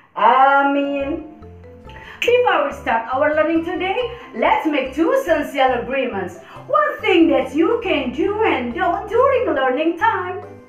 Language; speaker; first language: English; non-native, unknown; Indonesian